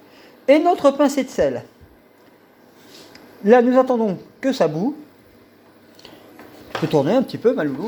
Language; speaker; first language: French; native; French